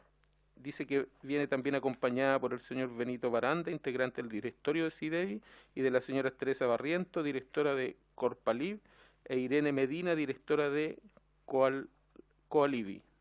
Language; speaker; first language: Spanish; native; Spanish